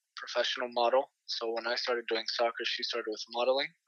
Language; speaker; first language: English; native; English